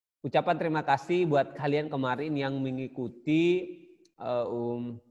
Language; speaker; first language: Indonesian; native; Indonesian